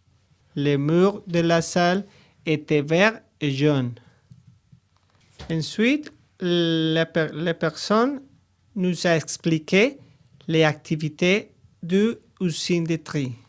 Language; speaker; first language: French; non-native, learner; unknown